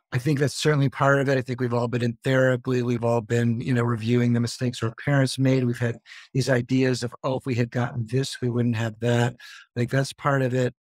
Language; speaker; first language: English; native; English